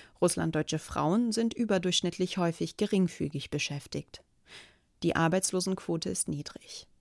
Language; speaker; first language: German; native; German